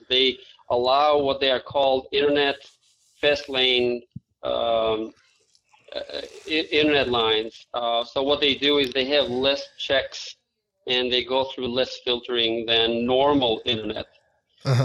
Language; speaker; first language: English; non-native, fluent; Albanian